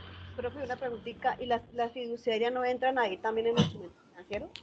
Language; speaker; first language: Spanish; native; Spanish